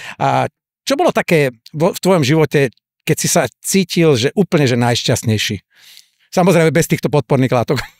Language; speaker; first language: Slovak; native; Slovak